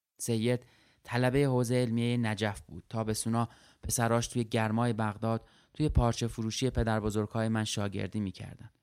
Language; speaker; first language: Persian; early bilingual, other home language; Arabic